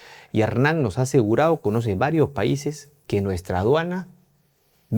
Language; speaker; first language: Spanish; native; Spanish